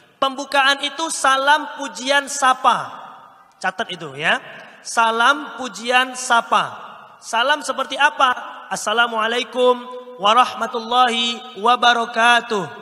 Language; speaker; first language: Indonesian; native; Indonesian